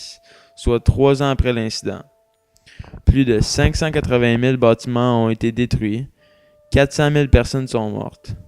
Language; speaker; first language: French; native; French